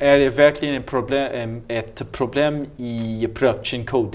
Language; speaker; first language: Swedish; non-native, learner; English